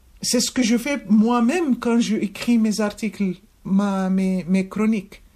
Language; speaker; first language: French; non-native, fluent; Arabic